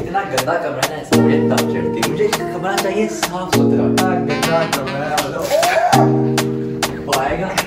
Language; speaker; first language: Urdu; native; Urdu